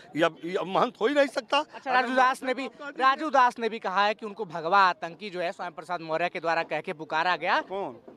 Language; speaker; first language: Hindi; native; Hindi